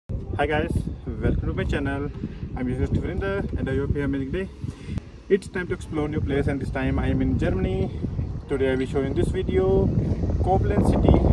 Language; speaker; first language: English; non-native, fluent; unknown